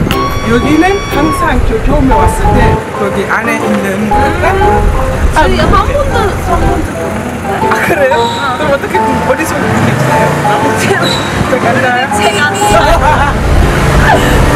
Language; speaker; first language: Korean; non-native, fluent; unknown